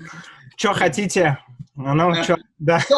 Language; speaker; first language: Russian; native; Russian